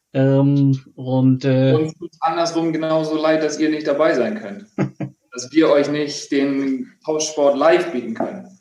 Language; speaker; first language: German; native; German